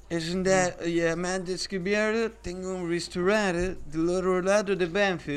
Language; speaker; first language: Spanish; native; Spanish